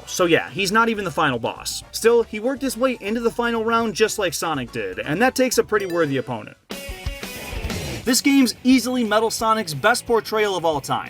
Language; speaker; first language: English; native; English